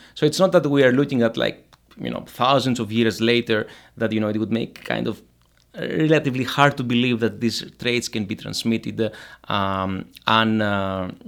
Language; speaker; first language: English; non-native, fluent; Greek